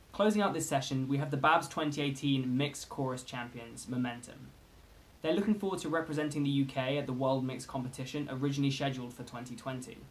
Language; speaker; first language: English; native; English